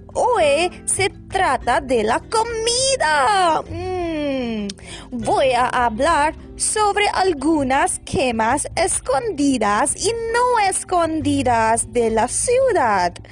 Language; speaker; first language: Spanish; non-native, learner; Hindi